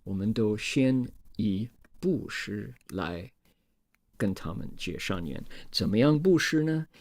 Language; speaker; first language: Chinese; non-native, fluent; English